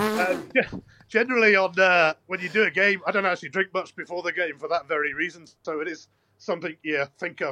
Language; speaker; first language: English; native; English